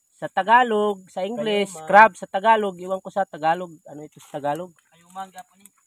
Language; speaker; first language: Filipino; non-native, local second language; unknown